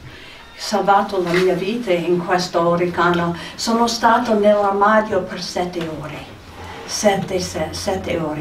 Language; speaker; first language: Italian; non-native, fluent; English